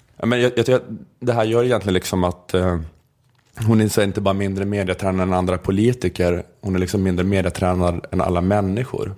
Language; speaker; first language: Swedish; native; Swedish